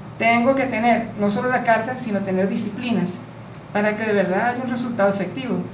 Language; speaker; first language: Spanish; native; Spanish